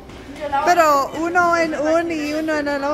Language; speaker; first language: Spanish; non-native, learner; English